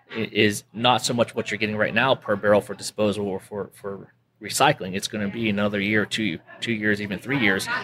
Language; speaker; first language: English; native; English